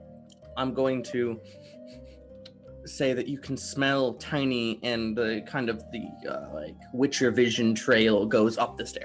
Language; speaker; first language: English; native; English